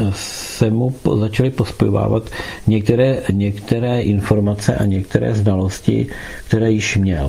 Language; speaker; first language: Czech; native; Czech